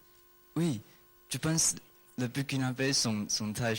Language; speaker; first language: French; non-native, learner; Chinese